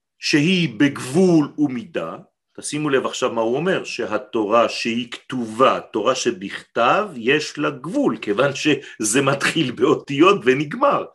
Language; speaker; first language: Hebrew; non-native, fluent; French